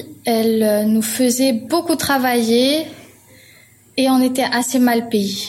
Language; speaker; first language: French; non-native, fluent; German